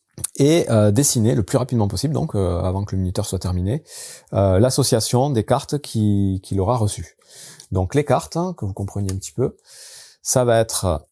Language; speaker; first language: French; native; French